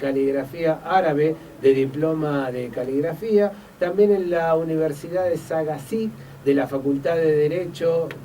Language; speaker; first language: Spanish; native; Spanish